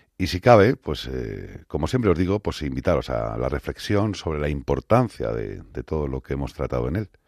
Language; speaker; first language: Spanish; native; Spanish